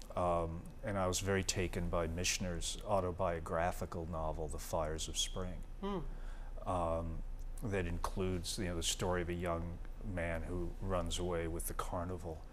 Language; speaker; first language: English; native; English